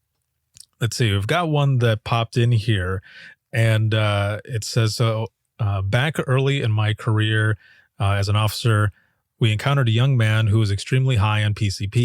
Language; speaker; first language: English; native; English